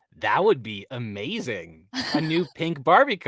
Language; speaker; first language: English; native; English